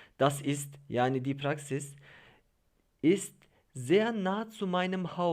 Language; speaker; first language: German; non-native, fluent; Turkish